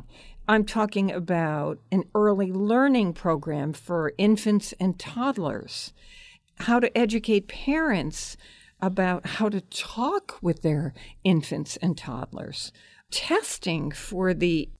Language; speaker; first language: English; native; English